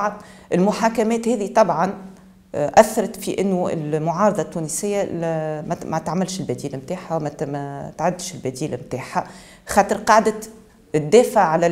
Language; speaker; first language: Arabic; native; Arabic